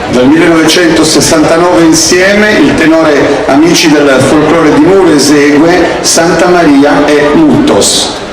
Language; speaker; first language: Italian; native; Italian